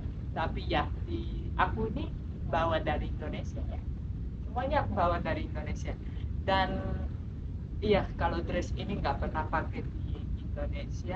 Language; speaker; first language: Indonesian; non-native, fluent; Spanish